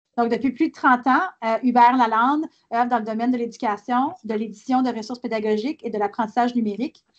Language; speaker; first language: French; native; French